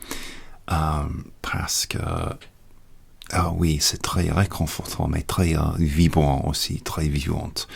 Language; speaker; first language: French; non-native, learner; English